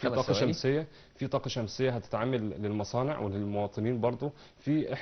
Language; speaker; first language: Arabic; native; Arabic